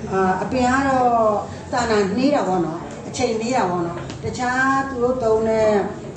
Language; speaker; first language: Burmese; native; Burmese